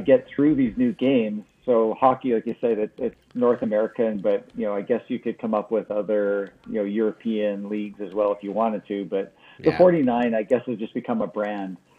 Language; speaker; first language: English; native; English